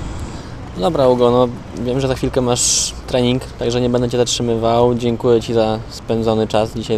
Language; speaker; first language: Polish; native; Polish